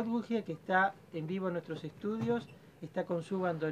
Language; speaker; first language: Spanish; native; Spanish